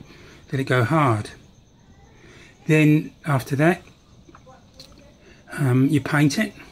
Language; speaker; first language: English; native; English